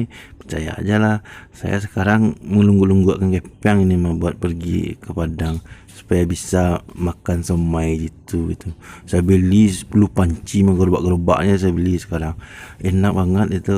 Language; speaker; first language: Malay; non-native, local second language; Minangkabau